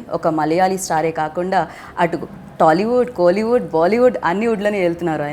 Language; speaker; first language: Telugu; native; Telugu